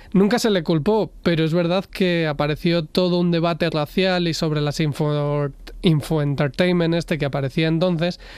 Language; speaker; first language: Spanish; native; Spanish